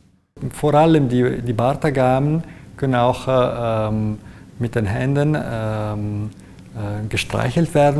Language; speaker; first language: German; non-native, local second language; Italian